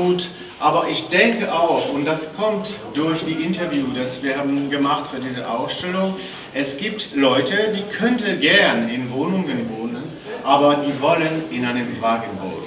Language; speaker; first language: German; non-native, fluent; French